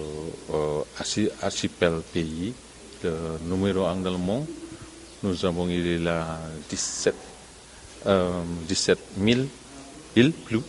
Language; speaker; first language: French; non-native, learner; Indonesian